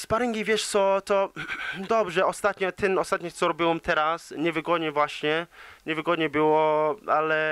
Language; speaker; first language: Polish; early bilingual, heritage; English